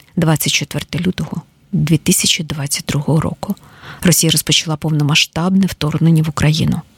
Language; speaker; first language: Ukrainian; native; Ukrainian